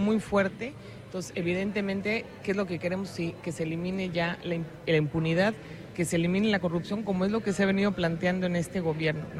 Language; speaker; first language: Spanish; native; Spanish